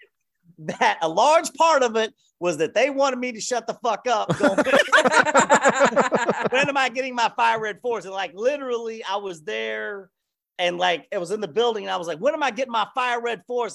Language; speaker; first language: English; native; English